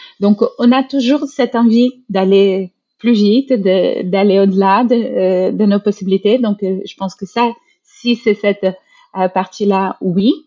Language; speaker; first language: French; non-native, fluent; Portuguese